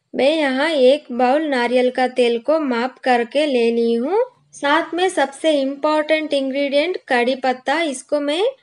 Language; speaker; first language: Hindi; non-native, local second language; Kannada